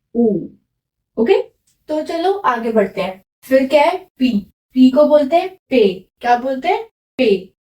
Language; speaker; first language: Hindi; native; Hindi